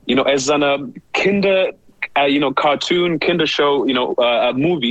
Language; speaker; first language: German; non-native, learner; English